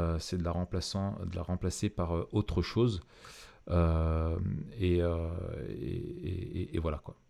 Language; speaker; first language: French; native; French